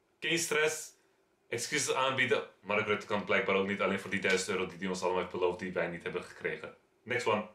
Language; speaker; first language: Dutch; early bilingual, other home language; Turkish